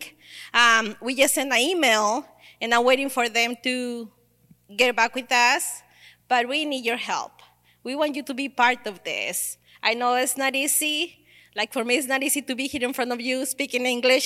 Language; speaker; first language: English; non-native, learner; Spanish